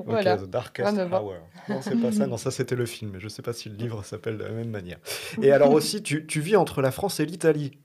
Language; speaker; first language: French; native; French